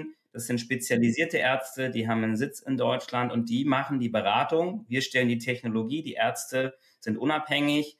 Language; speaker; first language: German; native; German